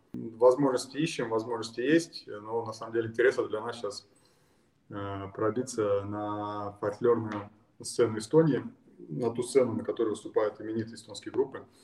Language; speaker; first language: Russian; native; Russian